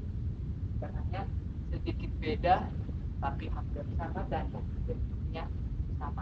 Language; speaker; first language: Indonesian; non-native, fluent; Spanish